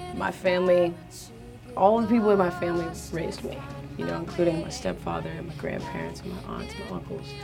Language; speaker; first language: English; native; English